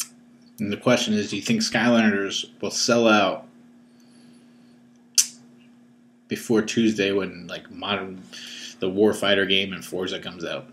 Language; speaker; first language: English; native; English